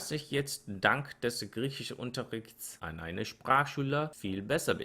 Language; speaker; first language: German; non-native, fluent; Korean